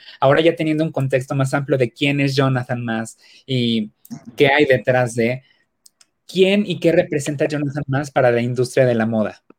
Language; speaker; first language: Spanish; native; Spanish